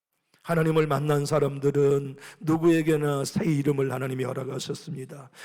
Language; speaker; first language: Korean; native; Korean